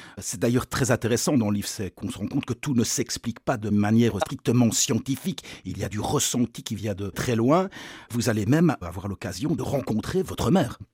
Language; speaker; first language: French; native; French